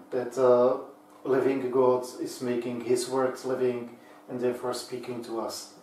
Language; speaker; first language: English; non-native, fluent; Czech